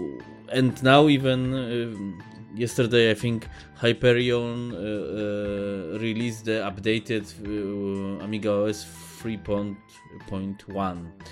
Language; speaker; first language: English; non-native, fluent; Polish